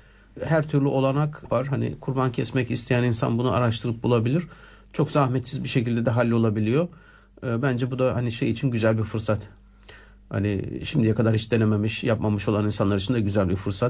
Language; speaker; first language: Turkish; native; Turkish